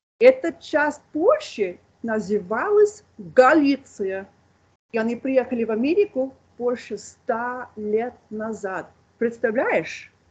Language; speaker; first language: Russian; non-native, fluent; English